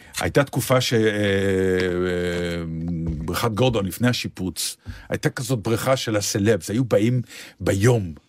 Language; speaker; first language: Hebrew; native; Hebrew